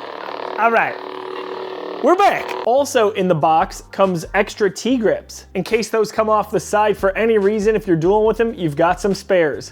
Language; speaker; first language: English; native; English